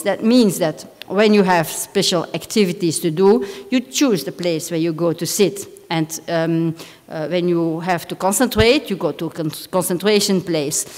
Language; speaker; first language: English; non-native, fluent; Dutch